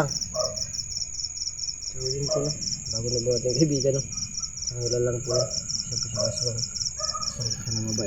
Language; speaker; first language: Filipino; non-native, local second language; Cebuano